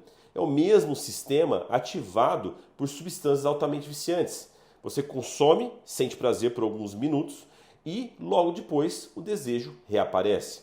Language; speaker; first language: Portuguese; native; Portuguese